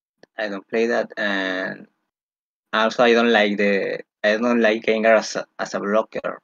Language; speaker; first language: English; non-native, fluent; Spanish